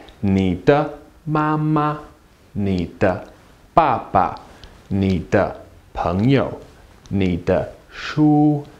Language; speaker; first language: Chinese; non-native, fluent; English